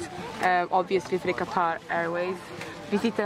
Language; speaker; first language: Swedish; early bilingual, other home language; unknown